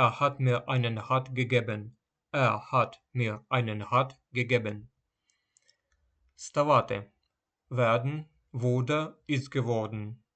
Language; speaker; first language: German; non-native, fluent; Ukrainian